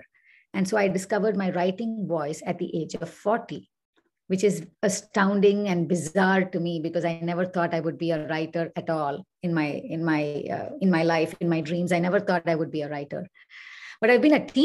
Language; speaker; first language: English; non-native, local second language; Tamil